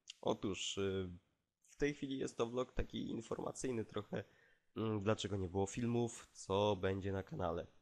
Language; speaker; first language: Polish; native; Polish